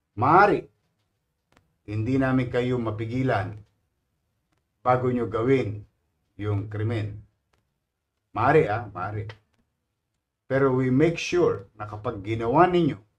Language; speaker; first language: Filipino; native; Filipino